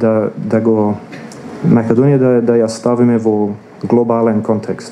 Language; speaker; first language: Macedonian; non-native, fluent; English